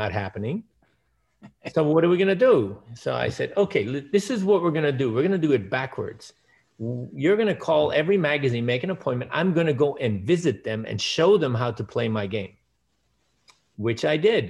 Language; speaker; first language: English; early bilingual, other home language; Dutch